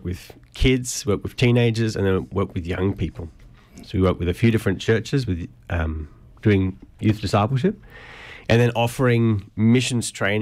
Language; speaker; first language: English; native; English